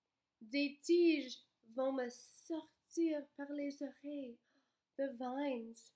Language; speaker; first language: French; non-native, fluent; English